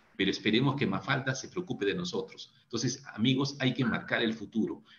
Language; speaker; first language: Spanish; native; Spanish